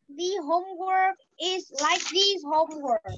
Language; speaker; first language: English; non-native, learner; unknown